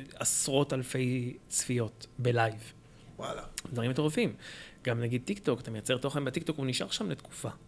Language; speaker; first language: Hebrew; early bilingual, other home language; Arabic